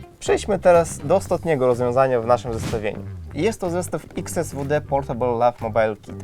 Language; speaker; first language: Polish; native; Polish